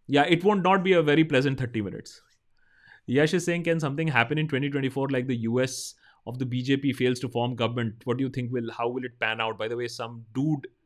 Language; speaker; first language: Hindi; non-native, local second language; Bangla